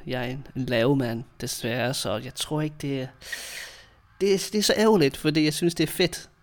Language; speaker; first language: Danish; non-native, fluent; English